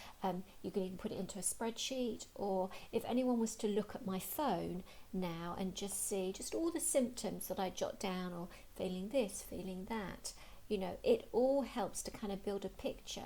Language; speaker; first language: English; native; English